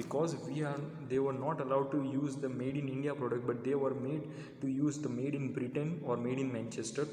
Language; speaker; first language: English; non-native, local second language; Hindi